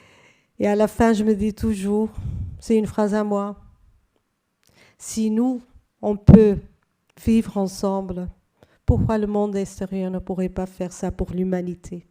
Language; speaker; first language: French; non-native, fluent; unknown